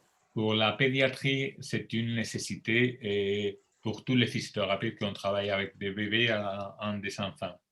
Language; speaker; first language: French; non-native, fluent; Spanish